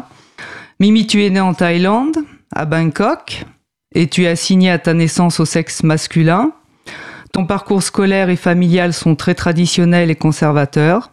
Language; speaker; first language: French; native; French